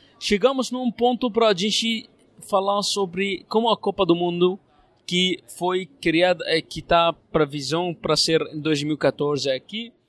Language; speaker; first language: Portuguese; non-native, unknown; Arabic